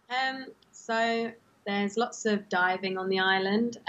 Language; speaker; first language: English; native; English